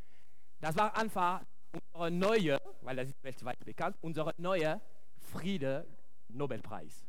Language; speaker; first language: German; non-native, fluent; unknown